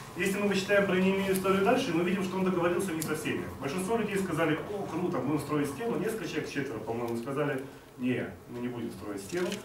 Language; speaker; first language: Russian; native; Russian